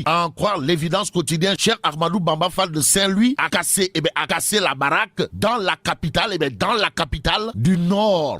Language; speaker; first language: French; non-native, local second language; Wolof